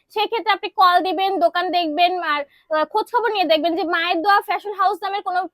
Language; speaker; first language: Bangla; native; Bangla